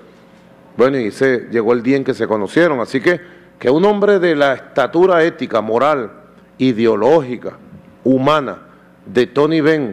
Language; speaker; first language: Spanish; native; Spanish